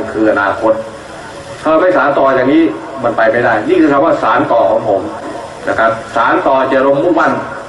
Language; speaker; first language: Thai; native; Thai